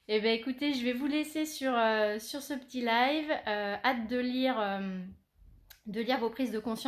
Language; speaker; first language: French; native; French